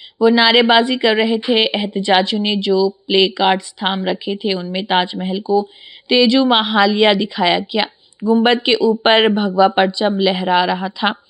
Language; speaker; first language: Urdu; native; Urdu